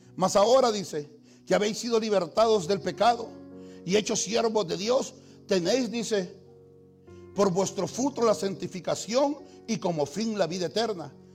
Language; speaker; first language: Spanish; native; Spanish